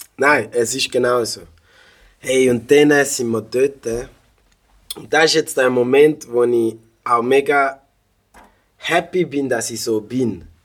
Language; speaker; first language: German; native; German